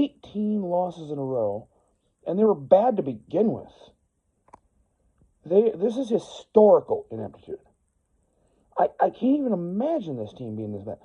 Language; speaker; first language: English; native; English